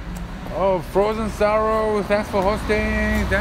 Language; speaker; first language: English; non-native, fluent; Korean